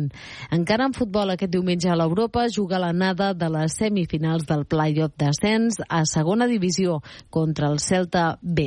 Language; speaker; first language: Catalan; native; Catalan